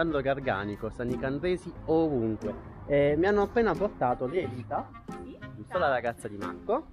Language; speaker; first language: Italian; native; Italian